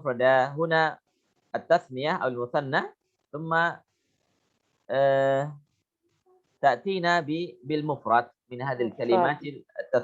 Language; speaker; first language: Arabic; non-native, fluent; Indonesian